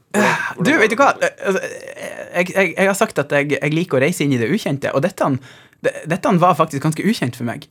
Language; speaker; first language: Norwegian; native; Norwegian